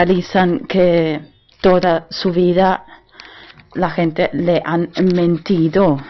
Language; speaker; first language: Spanish; non-native, fluent; German